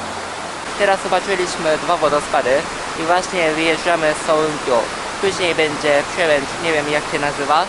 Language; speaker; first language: Polish; early bilingual, heritage; Polish